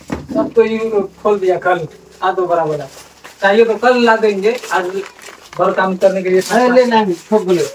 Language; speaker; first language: Hindi; non-native, local second language; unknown